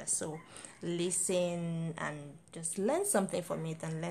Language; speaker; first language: English; non-native, local second language; Igbo